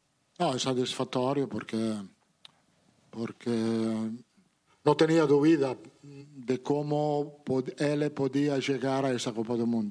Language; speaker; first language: Portuguese; non-native, learner; Italian